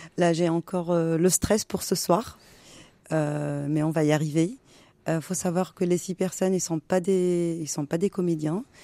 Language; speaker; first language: French; non-native, local second language; Arabic